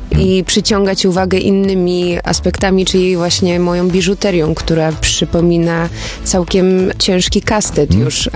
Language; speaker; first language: Polish; early bilingual, heritage; Polish